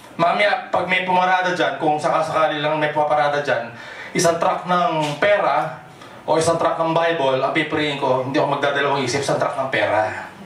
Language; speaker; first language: Filipino; non-native, local second language; Cebuano